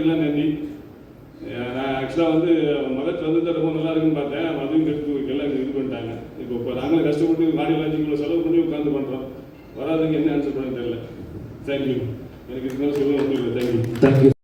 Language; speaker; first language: Tamil; native; Tamil